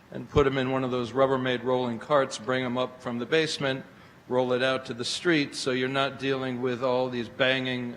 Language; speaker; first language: English; native; English